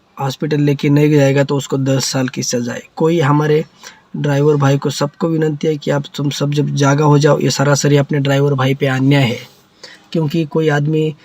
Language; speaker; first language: Hindi; non-native, local second language; Marathi